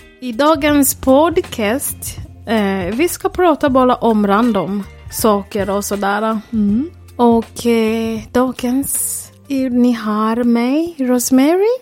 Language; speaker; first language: Swedish; non-native, fluent; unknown